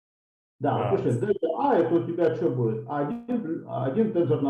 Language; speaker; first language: Russian; native; Russian